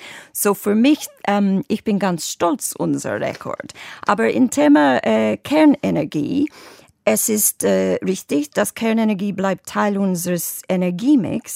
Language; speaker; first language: German; non-native, fluent; English